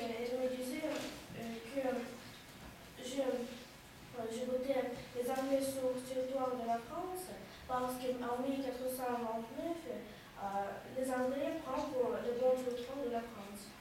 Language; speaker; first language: French; non-native, learner; Russian